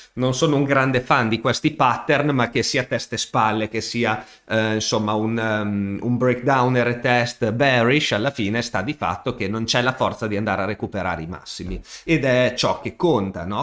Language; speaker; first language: Italian; native; Italian